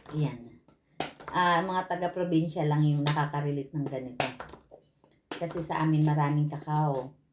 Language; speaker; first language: Filipino; non-native, local second language; Cebuano